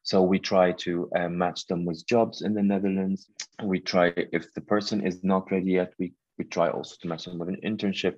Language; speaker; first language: English; non-native, fluent; Arabic